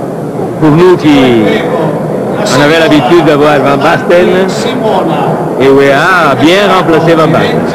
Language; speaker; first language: French; non-native, learner; Italian